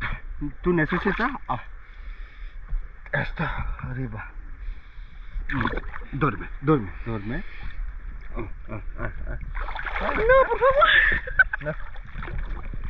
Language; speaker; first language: Spanish; non-native, learner; Telugu